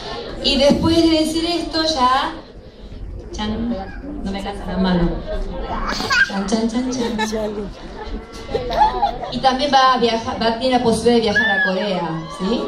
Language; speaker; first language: Spanish; native; Spanish